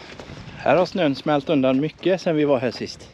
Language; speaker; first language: Swedish; native; Swedish